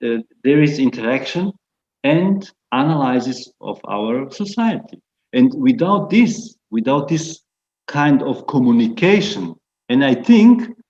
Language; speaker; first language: English; non-native, fluent; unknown